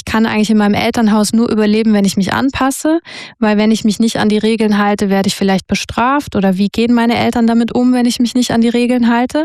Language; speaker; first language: German; native; German